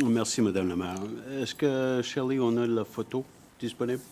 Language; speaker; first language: French; native; French